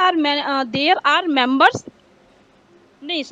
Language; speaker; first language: English; non-native, learner; Hindi